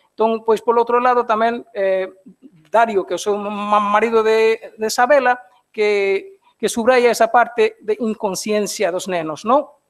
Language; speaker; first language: Galician; non-native, fluent; Bangla